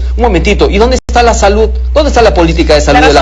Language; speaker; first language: Spanish; native; Spanish